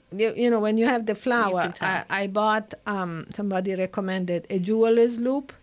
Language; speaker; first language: English; non-native, fluent; Italian